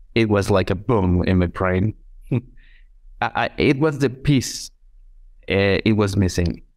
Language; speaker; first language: English; non-native, fluent; Spanish